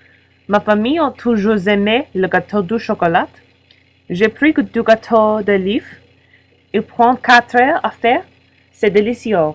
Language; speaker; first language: French; non-native, learner; English